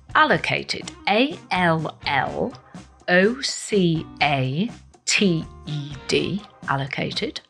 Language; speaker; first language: English; native; English